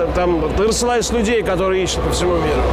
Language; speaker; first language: Russian; native; Russian